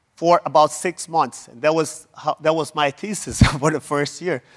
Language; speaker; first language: English; non-native, fluent; Portuguese